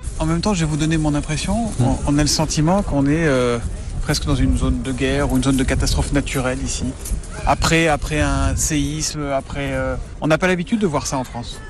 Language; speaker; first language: French; native; French